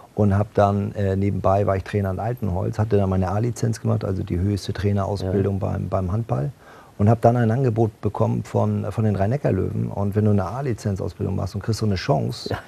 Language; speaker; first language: German; native; German